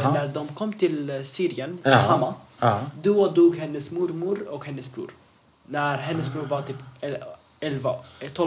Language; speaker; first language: Swedish; early bilingual, other home language; Arabic